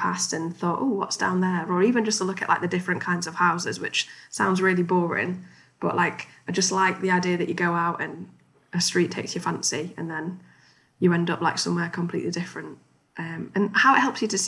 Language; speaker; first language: English; native; English